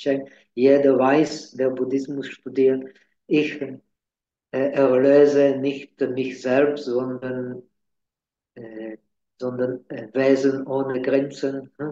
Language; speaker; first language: German; non-native, fluent; Czech